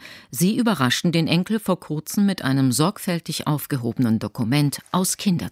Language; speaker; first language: German; native; German